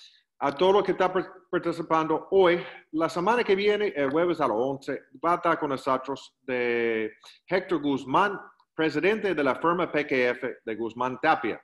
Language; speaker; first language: Spanish; non-native, learner; English